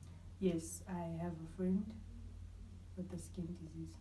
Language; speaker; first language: English; non-native, local second language; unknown